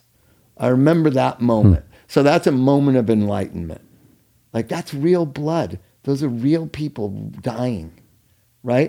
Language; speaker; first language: English; native; English